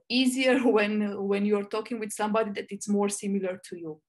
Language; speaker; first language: English; non-native, fluent; Romanian